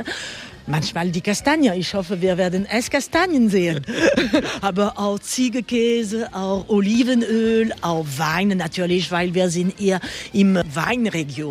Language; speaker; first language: German; non-native, learner; French